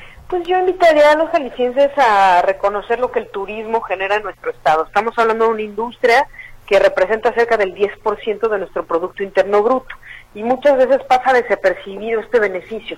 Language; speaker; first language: Spanish; native; Spanish